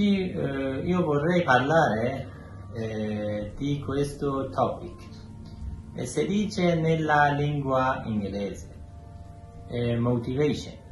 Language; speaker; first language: Italian; non-native, learner; Persian